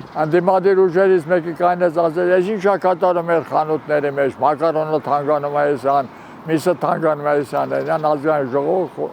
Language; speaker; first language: Armenian; native; Armenian